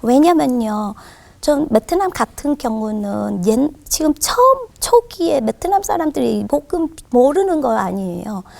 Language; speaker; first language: Korean; non-native, fluent; Vietnamese